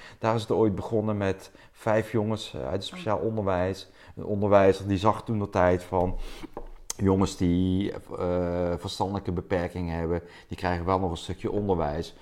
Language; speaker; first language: Dutch; native; Dutch